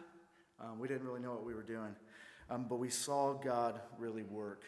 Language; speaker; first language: English; native; English